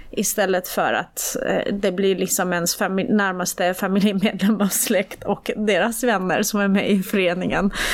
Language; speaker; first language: Swedish; early bilingual, other home language; Persian